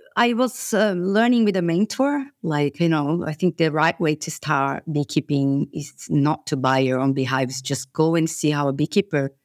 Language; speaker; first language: English; non-native, fluent; Portuguese